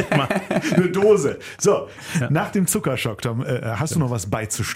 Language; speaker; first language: German; native; German